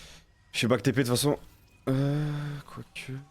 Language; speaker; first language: French; native; French